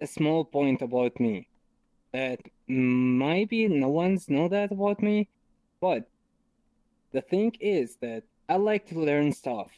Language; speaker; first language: English; non-native, fluent; Arabic